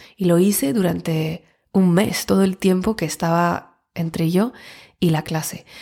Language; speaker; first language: Spanish; non-native, fluent; French